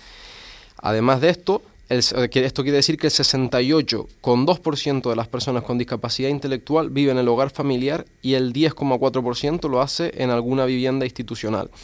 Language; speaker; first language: Spanish; native; Spanish